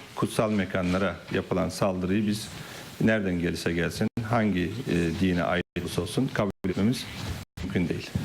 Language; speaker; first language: Turkish; native; Turkish